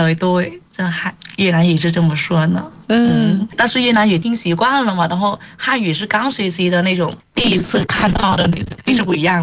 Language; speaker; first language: Chinese; non-native, fluent; Vietnamese